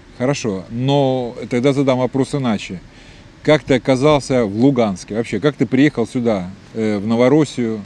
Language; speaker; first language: Russian; native; Russian